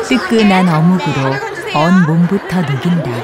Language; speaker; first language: Korean; native; Korean